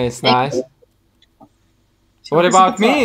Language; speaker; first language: English; non-native, learner; Russian